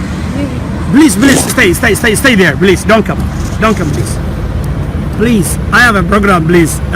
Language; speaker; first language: English; non-native, fluent; Somali